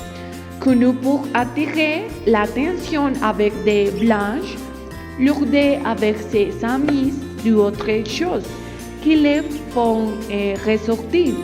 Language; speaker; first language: French; non-native, learner; Spanish